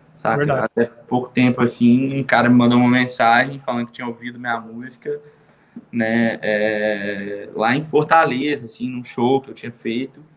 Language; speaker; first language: Portuguese; native; Portuguese